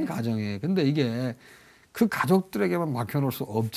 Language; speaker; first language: Korean; native; Korean